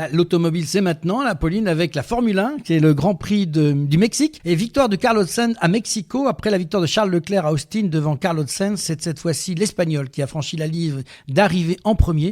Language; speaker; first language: French; native; French